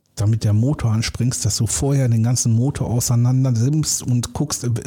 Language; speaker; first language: German; native; German